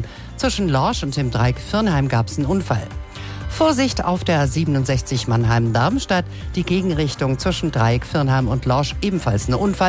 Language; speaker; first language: German; native; German